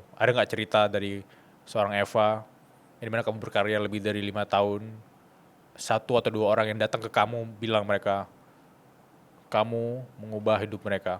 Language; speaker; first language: Indonesian; native; Indonesian